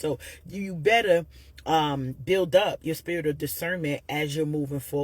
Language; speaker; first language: English; native; English